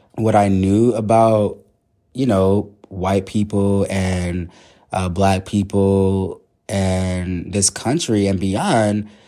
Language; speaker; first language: English; native; English